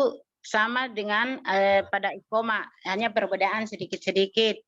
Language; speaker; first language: Indonesian; native; Indonesian